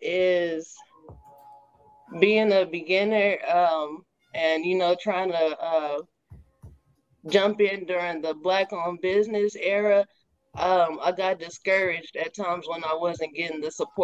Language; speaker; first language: English; native; English